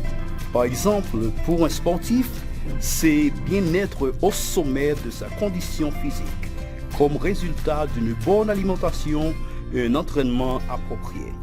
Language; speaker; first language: French; non-native, fluent; Spanish